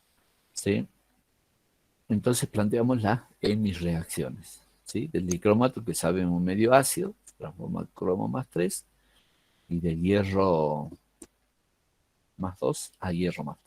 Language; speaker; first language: Spanish; native; Spanish